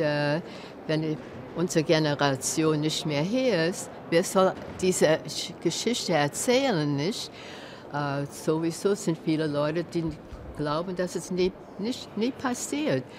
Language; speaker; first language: German; early bilingual, heritage; German